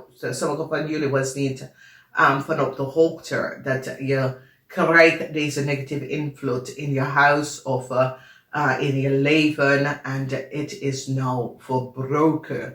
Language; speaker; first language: Dutch; non-native, learner; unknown